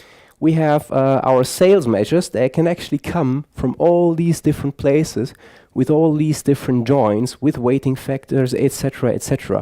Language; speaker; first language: English; non-native, fluent; German